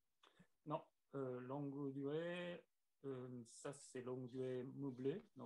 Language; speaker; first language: French; non-native, learner; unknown